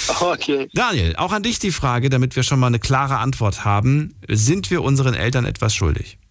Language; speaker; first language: German; native; German